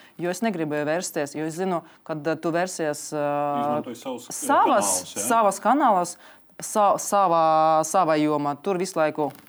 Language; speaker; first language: Latvian; non-native, local second language; Russian